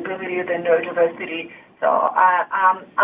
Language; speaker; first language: English; early bilingual, other home language; Hungarian